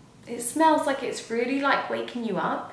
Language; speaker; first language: English; native; English